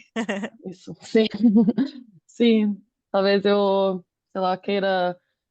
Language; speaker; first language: Portuguese; non-native, fluent; German